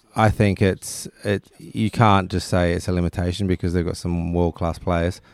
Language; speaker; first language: English; native; English